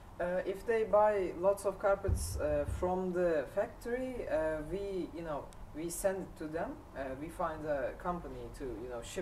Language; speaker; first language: English; non-native, local second language; Turkish